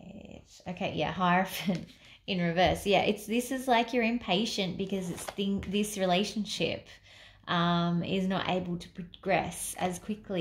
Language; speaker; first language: English; native; English